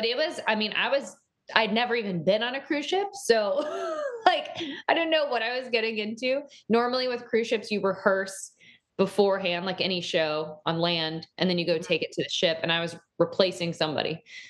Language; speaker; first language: English; native; English